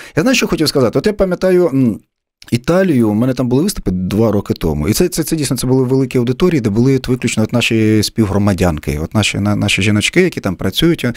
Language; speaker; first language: Ukrainian; native; Ukrainian